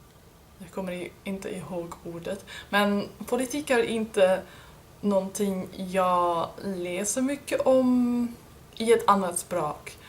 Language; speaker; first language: Swedish; non-native, learner; English